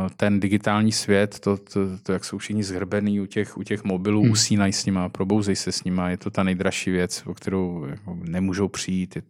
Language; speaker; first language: Czech; native; Czech